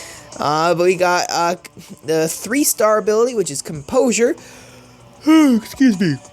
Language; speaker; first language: English; native; English